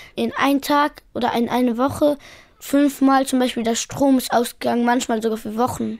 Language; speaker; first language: German; early bilingual, other home language; Pashto